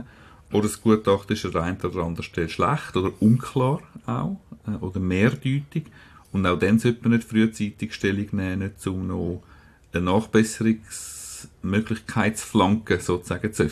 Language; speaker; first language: German; native; German